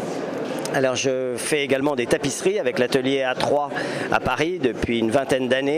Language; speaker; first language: French; native; French